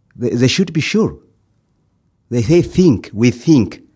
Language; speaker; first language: English; non-native, fluent; Amharic